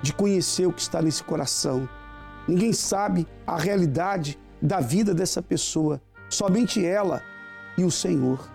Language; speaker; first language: Portuguese; native; Portuguese